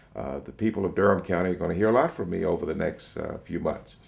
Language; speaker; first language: English; native; English